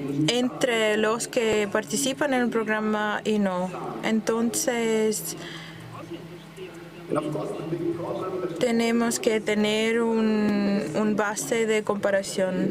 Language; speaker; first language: Spanish; non-native, fluent; German